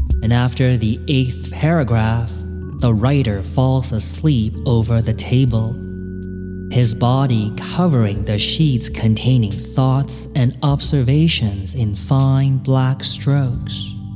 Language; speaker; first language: English; non-native, local second language; Cantonese